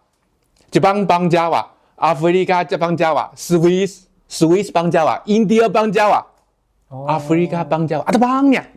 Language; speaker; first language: Indonesian; non-native, learner; Chinese